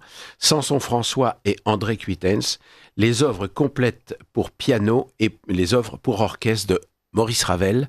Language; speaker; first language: French; native; French